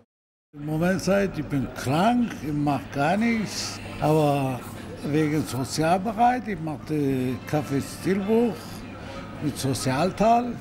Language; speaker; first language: German; non-native, learner; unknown